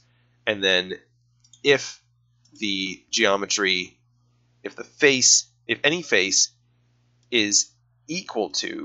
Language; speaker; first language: English; native; English